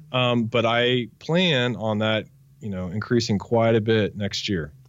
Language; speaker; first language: English; native; English